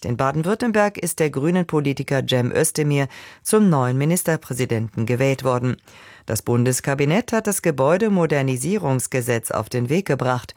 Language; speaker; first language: German; native; German